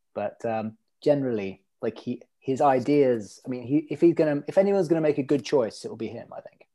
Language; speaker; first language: English; early bilingual, other home language; Norwegian